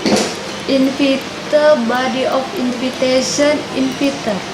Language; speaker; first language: English; non-native, learner; Indonesian